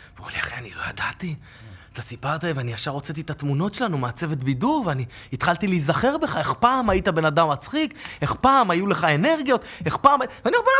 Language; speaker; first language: Hebrew; native; Hebrew